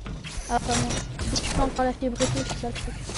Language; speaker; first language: French; native; French